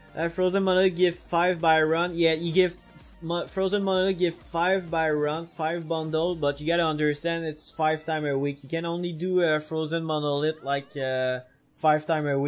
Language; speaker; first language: English; non-native, fluent; French